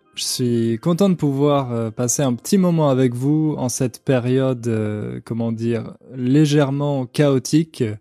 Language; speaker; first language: French; native; French